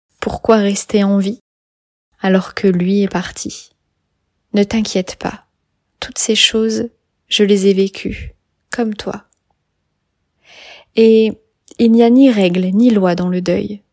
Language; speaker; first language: French; native; French